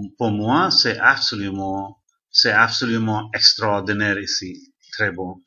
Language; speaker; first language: French; non-native, fluent; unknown